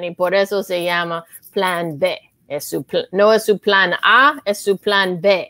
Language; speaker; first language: Spanish; non-native, learner; English